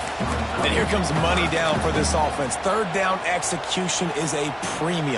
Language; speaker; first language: English; native; English